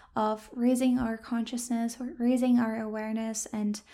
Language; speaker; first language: English; non-native, fluent; German